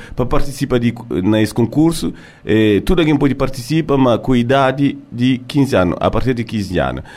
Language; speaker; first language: Portuguese; early bilingual, heritage; French